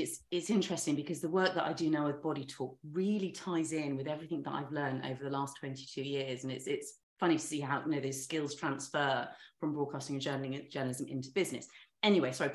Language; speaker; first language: English; native; English